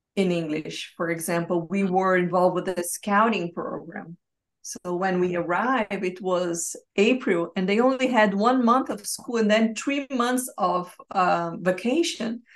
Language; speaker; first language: English; non-native, fluent; Portuguese